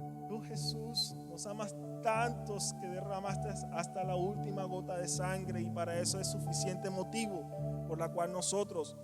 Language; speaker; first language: Spanish; native; Spanish